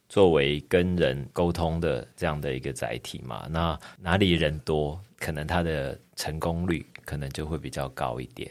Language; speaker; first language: Chinese; native; Chinese